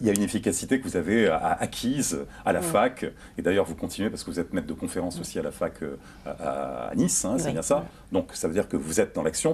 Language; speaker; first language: French; native; French